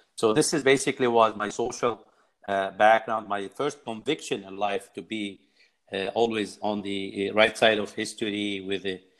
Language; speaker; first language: English; non-native, fluent; Arabic